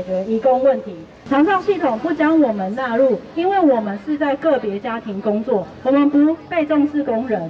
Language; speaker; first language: Chinese; non-native, fluent; Indonesian